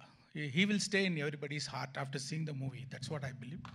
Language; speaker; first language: Telugu; non-native, learner; Tamil